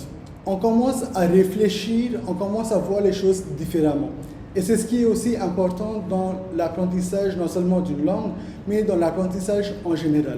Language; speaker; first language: French; non-native, fluent; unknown